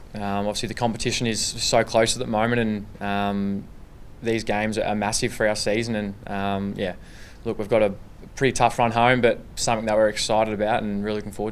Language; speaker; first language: English; native; English